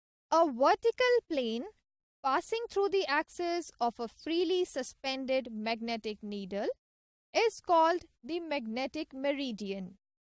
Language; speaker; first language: English; non-native, local second language; Punjabi